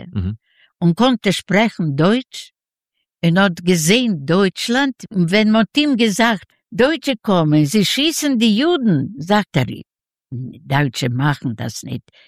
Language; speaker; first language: German; non-native, learner; Yiddish